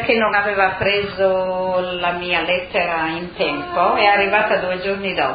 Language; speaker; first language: Italian; non-native, local second language; Friulian